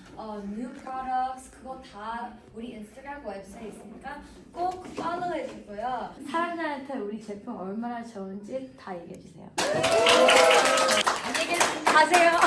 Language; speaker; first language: Korean; early bilingual, heritage; Korean